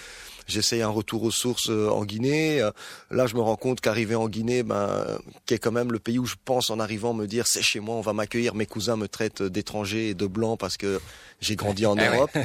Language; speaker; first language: French; early bilingual, other home language; Arabic